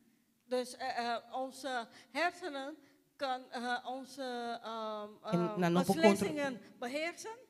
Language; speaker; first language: Dutch; non-native, local second language; Papiamento